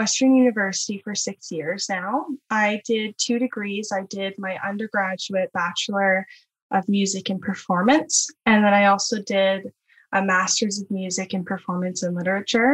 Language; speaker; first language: English; native; English